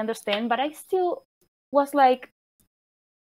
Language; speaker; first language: English; non-native, fluent; Spanish